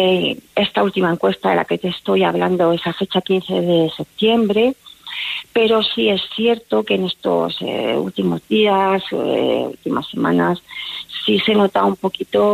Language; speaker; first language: Spanish; native; Spanish